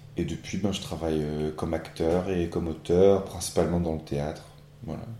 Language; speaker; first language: French; native; French